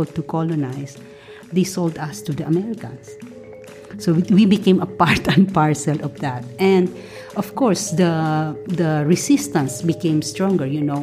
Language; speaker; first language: English; non-native, local second language; Maranao